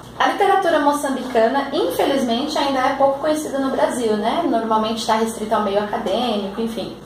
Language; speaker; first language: Portuguese; native; Portuguese